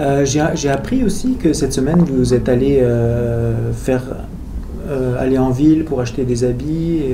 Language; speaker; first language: French; native; French